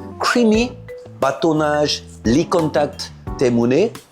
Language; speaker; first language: Korean; non-native, fluent; French